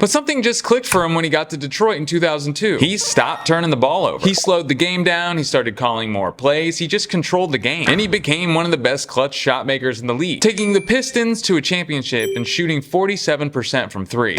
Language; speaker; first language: English; native; English